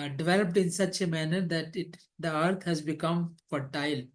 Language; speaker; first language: English; non-native, local second language; Hindi